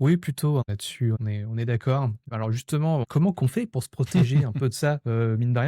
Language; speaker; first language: French; native; French